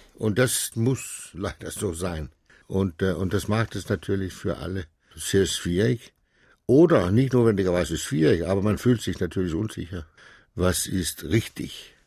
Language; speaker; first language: German; non-native, fluent; Danish